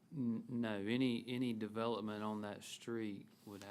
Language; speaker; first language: English; native; English